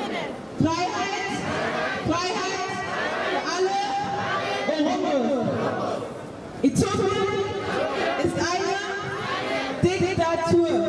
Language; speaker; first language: German; non-native, learner; Oromo